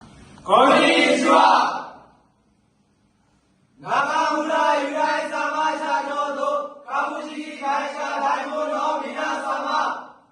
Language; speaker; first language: Japanese; non-native, learner; Burmese